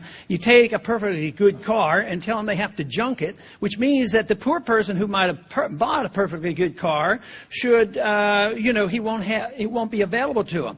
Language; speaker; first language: English; native; English